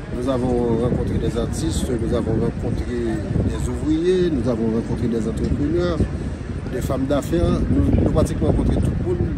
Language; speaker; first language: French; non-native, local second language; Haitian Creole